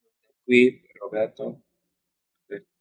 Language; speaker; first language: Italian; non-native, learner; English